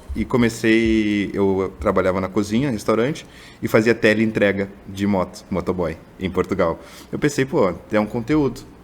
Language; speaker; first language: Portuguese; native; Portuguese